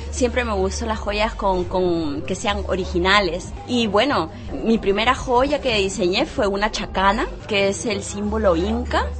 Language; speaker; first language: Spanish; native; Spanish